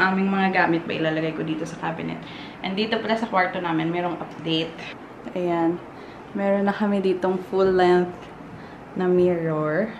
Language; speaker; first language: Filipino; non-native, local second language; Hiligaynon